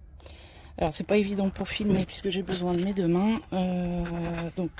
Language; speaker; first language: French; native; French